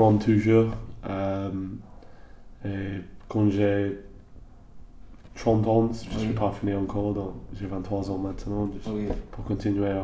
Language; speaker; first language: French; non-native, learner; English